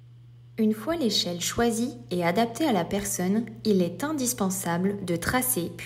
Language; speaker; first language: French; native; French